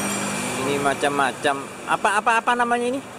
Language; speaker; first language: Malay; non-native, local second language; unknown